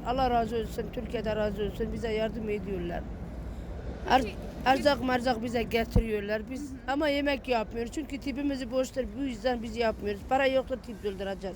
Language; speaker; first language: Turkish; non-native, learner; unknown